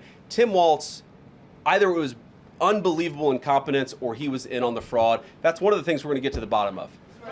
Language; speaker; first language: English; native; English